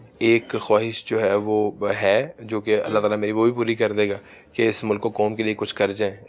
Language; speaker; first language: Urdu; early bilingual, heritage; Urdu